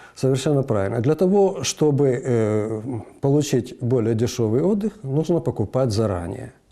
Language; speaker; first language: Russian; native; Russian